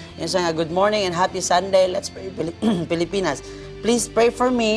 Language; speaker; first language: English; non-native, local second language; Cebuano